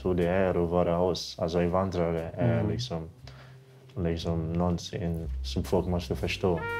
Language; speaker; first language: Swedish; non-native, fluent; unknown